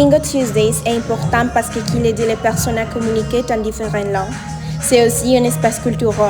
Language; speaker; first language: French; non-native, learner; Spanish